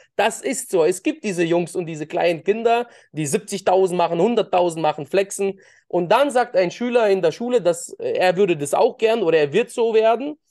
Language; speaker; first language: German; early bilingual, other home language; Russian